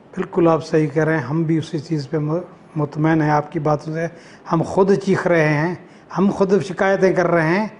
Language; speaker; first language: Urdu; non-native, local second language; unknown